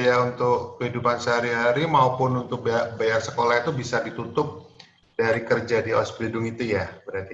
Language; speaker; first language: Indonesian; native; Indonesian